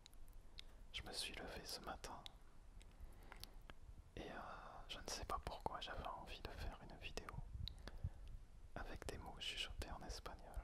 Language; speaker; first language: French; native; French